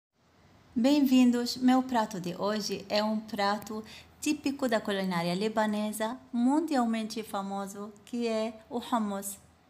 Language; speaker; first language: Portuguese; non-native, fluent; Arabic